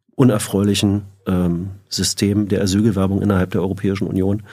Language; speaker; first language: German; native; German